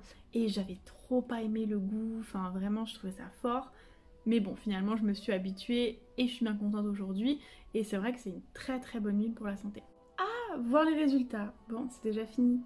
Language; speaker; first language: French; native; French